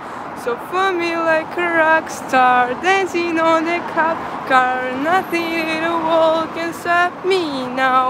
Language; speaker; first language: English; non-native, learner; Russian